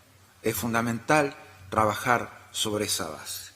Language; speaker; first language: Spanish; native; Spanish